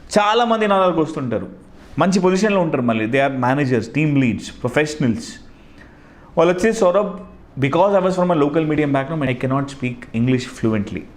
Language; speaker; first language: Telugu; non-native, local second language; Hindi